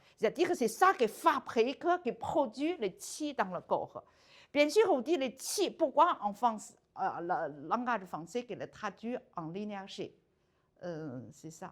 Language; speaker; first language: French; non-native, learner; Chinese